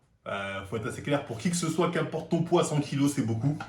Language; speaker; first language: French; native; French